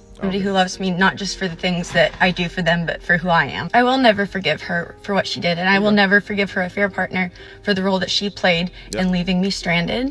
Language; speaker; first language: English; native; English